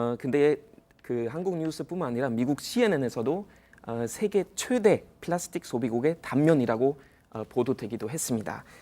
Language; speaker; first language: Korean; non-native, fluent; German